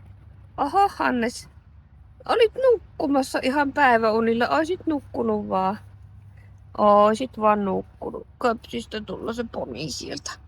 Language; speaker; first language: Finnish; native; Finnish